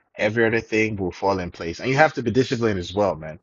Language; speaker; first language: English; non-native, local second language; Yoruba